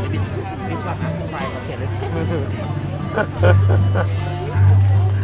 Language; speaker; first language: English; non-native, learner; Thai